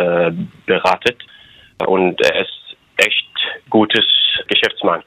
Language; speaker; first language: German; non-native, fluent; Arabic